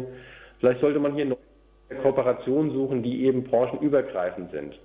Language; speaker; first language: German; native; German